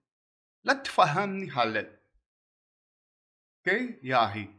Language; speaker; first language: Arabic; non-native, learner; Portuguese